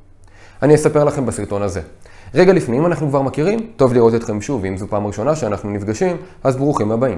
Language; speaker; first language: Hebrew; native; Hebrew